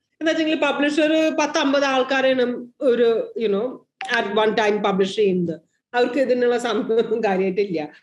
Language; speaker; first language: Malayalam; early bilingual, heritage; Malayalam